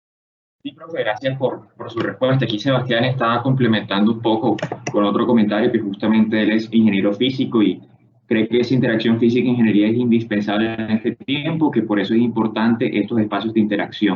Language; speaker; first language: Spanish; native; Spanish